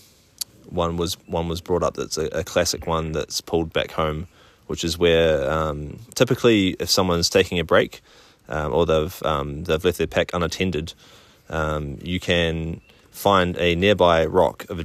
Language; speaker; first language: English; native; English